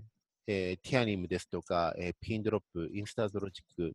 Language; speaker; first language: Japanese; native; Japanese